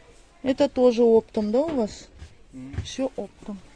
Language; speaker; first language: Russian; native; Russian